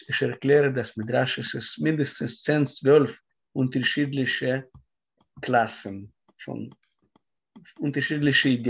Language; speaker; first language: German; non-native, fluent; Russian